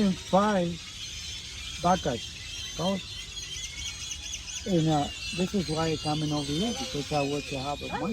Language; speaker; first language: English; non-native, learner; Spanish